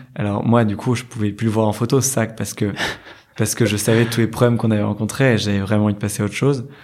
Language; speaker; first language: French; native; French